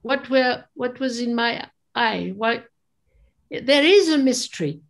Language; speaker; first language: English; non-native, fluent; French